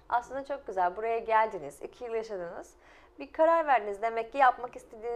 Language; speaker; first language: Turkish; native; Turkish